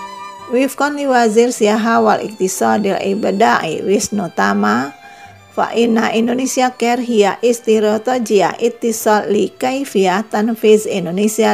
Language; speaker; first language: Arabic; non-native, fluent; Indonesian